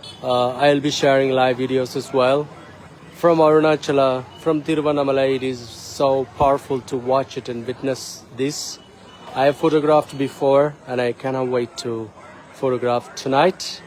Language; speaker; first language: English; non-native, local second language; Tamil